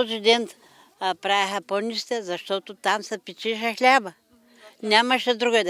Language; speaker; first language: Bulgarian; native; Bulgarian